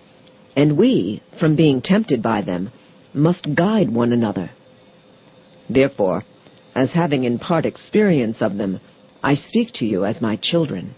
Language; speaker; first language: English; native; English